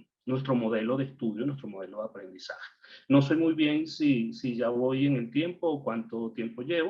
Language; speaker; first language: Spanish; native; Spanish